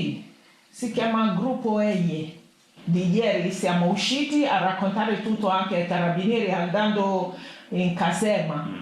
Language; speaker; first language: Italian; non-native, fluent; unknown